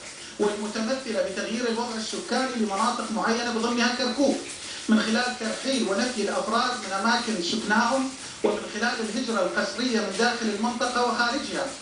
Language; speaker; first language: Arabic; non-native, local second language; Turkmen